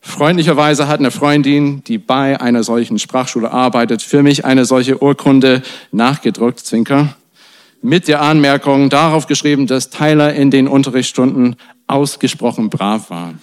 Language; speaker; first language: German; non-native, fluent; English